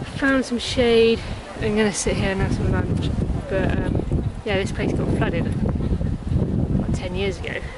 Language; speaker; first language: English; native; English